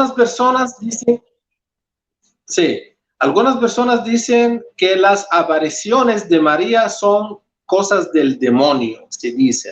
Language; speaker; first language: Spanish; non-native, fluent; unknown